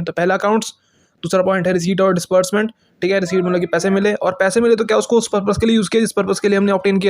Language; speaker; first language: Hindi; native; Hindi